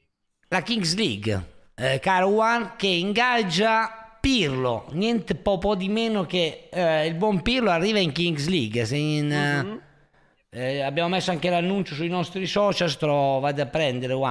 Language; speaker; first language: Italian; native; Italian